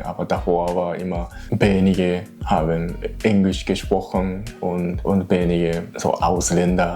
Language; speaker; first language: German; non-native, learner; Japanese